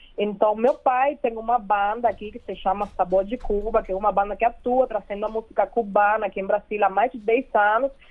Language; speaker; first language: Portuguese; non-native, fluent; Spanish